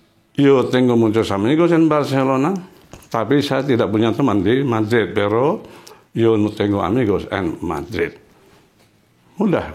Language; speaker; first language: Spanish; non-native, fluent; Indonesian